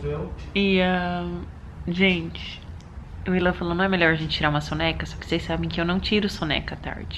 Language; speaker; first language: Portuguese; early bilingual, heritage; Portuguese